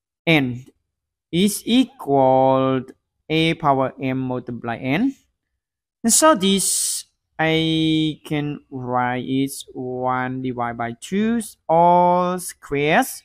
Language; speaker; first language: English; non-native, learner; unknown